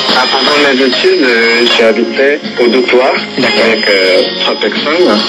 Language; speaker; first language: French; non-native, learner; Korean